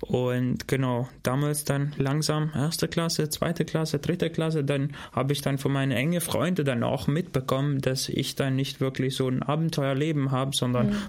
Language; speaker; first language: German; non-native, fluent; Albanian